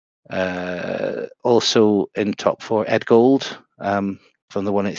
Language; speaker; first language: English; native; English